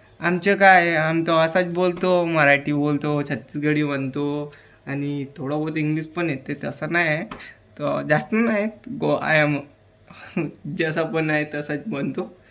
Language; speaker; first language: Marathi; early bilingual, other home language; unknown